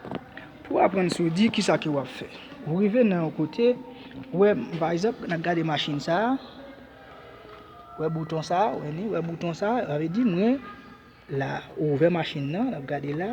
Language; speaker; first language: French; non-native, learner; Haitian Creole